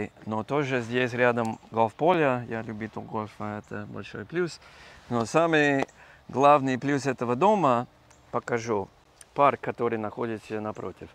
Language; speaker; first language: Russian; non-native, learner; English